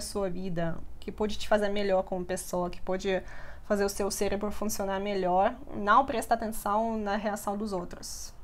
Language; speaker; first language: Portuguese; non-native, fluent; Russian